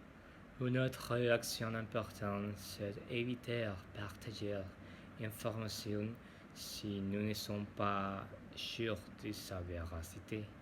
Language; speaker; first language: French; non-native, learner; Spanish